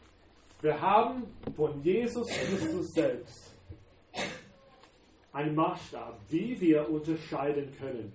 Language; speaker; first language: German; non-native, fluent; English